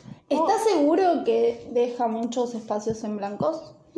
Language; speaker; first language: Spanish; native; Spanish